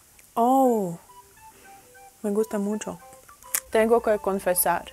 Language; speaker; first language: Spanish; non-native, fluent; Russian